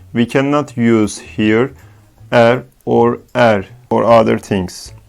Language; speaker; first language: English; non-native, fluent; Turkish